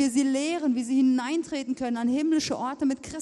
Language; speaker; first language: German; native; German